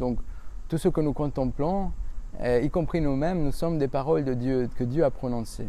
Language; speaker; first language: French; non-native, fluent; Spanish